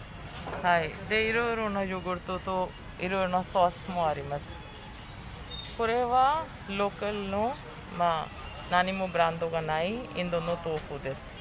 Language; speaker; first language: Japanese; non-native, fluent; Hindi